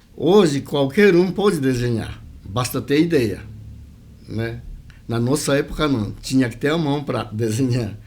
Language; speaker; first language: Portuguese; early bilingual, other home language; Japanese